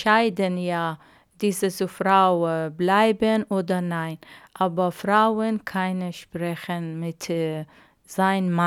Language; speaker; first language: German; non-native, learner; Arabic